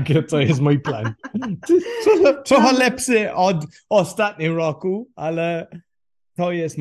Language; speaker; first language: Polish; non-native, learner; English